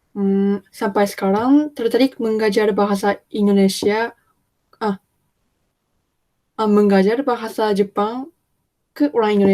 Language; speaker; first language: Indonesian; non-native, learner; Japanese